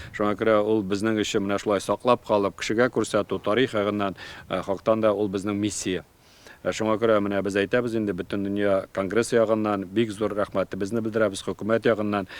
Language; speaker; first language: Tatar; native; Tatar